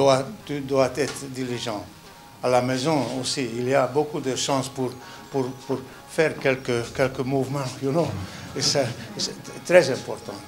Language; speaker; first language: French; non-native, learner; Hungarian